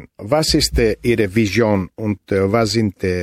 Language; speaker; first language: German; non-native, fluent; Greek